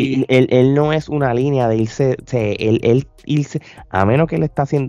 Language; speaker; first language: Spanish; native; Spanish